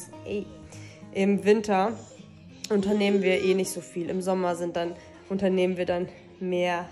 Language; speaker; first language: German; native; German